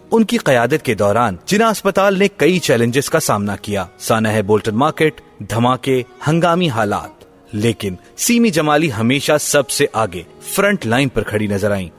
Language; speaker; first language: Urdu; native; Urdu